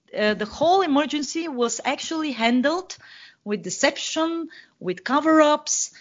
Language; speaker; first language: English; non-native, fluent; Bulgarian